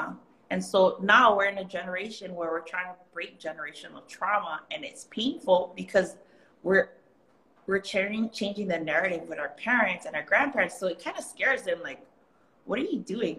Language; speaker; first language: English; early bilingual, other home language; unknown